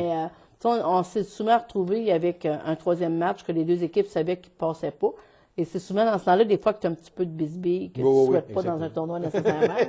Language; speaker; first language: French; native; French